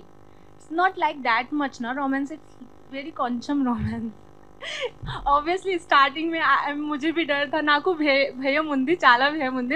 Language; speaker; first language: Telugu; non-native, learner; Hindi